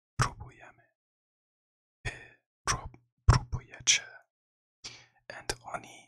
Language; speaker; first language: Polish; non-native, learner; English